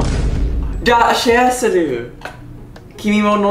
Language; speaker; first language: Japanese; non-native, learner; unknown